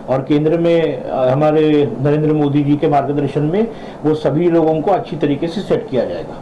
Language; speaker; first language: Hindi; non-native, local second language; Marathi